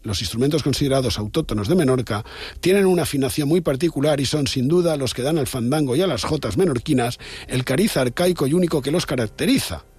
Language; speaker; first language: Spanish; non-native, local second language; Catalan